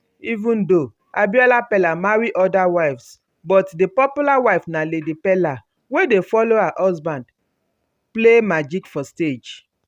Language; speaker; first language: Nigerian Pidgin; native; Nigerian Pidgin